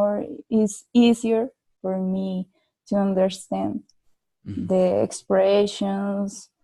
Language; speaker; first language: English; non-native, learner; Spanish